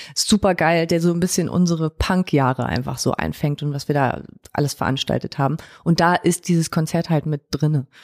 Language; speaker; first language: German; native; German